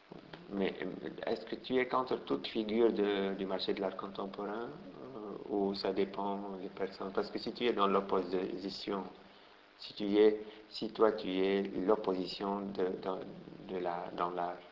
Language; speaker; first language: French; non-native, local second language; Arabic